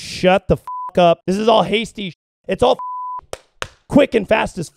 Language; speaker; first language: English; native; English